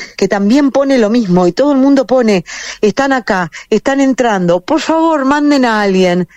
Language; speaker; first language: Spanish; native; Spanish